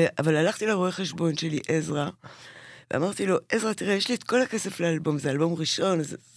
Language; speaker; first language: Hebrew; native; Hebrew